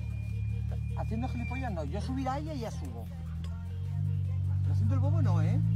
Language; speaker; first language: Spanish; native; Spanish